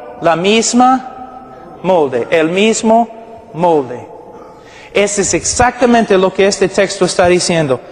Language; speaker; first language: Spanish; non-native, fluent; English